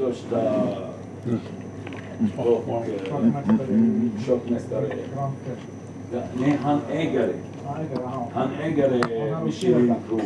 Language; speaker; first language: Swedish; non-native, learner; Arabic